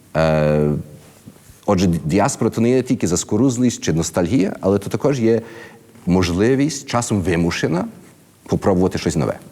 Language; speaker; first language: Ukrainian; early bilingual, heritage; Ukrainian